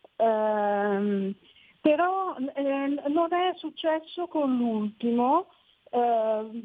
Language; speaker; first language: Italian; native; Italian